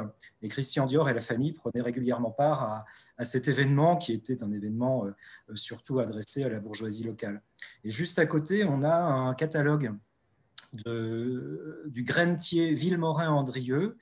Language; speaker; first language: French; native; French